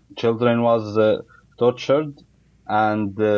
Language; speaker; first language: English; non-native, learner; Arabic